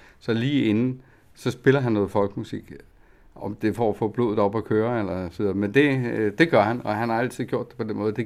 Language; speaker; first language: Danish; native; Danish